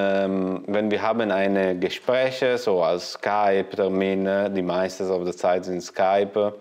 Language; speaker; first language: German; non-native, learner; Italian